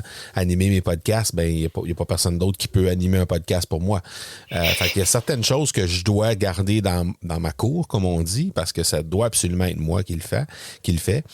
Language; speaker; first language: French; native; French